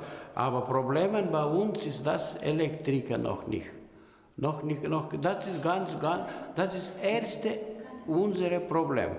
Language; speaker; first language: German; non-native, learner; Bulgarian